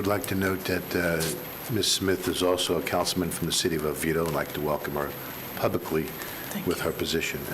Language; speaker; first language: English; native; English